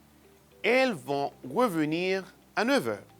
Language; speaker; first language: French; non-native, fluent; Spanish